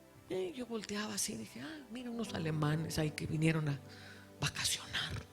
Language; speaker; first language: Spanish; native; Spanish